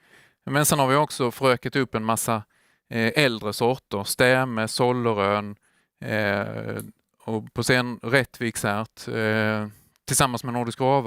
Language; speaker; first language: Swedish; native; Swedish